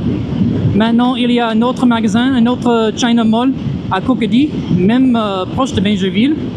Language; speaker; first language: French; non-native, fluent; English